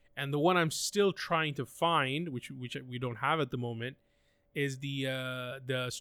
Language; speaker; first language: English; non-native, local second language; Urdu